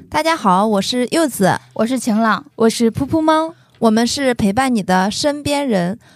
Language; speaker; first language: Chinese; native; Chinese